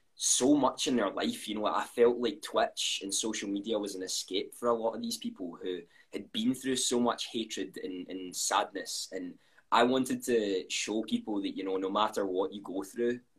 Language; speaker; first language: English; native; English